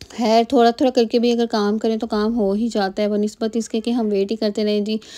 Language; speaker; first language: Urdu; native; Urdu